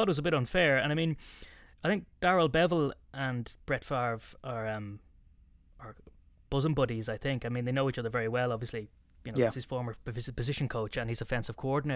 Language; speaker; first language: English; native; English